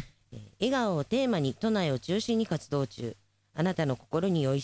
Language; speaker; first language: Japanese; native; Japanese